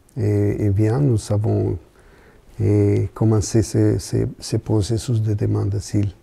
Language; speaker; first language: French; non-native, learner; Spanish